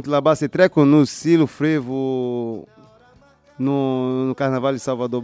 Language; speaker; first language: French; non-native, learner; Portuguese